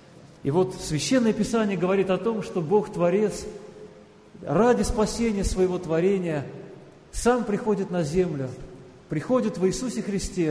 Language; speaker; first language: Russian; native; Russian